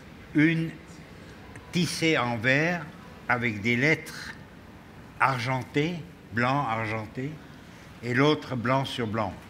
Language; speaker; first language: French; non-native, fluent; German